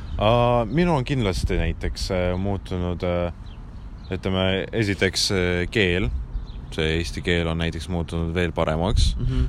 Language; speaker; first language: Estonian; non-native, local second language; Russian